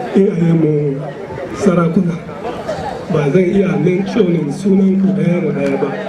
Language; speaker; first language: Hausa; non-native, local second language; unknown